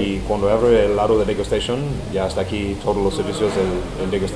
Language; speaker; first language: Spanish; non-native, fluent; English